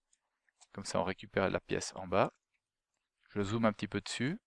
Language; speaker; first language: French; native; French